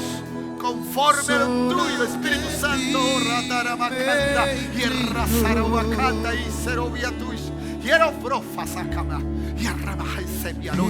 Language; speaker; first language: Spanish; native; Spanish